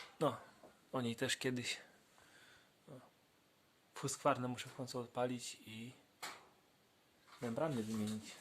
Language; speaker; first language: Polish; native; Polish